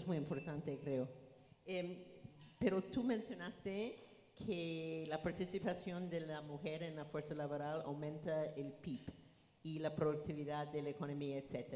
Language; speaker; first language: Spanish; non-native, fluent; English